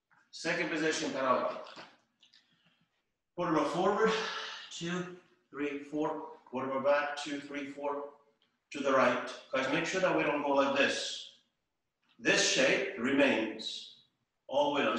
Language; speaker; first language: English; non-native, fluent; Estonian